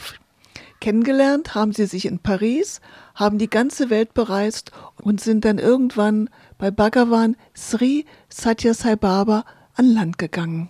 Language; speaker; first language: German; native; German